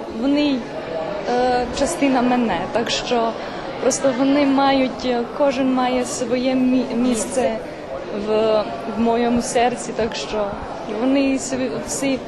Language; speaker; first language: Ukrainian; non-native, local second language; Serbian